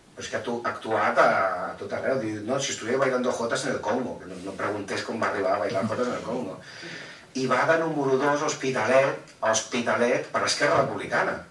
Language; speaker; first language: Catalan; non-native, local second language; Spanish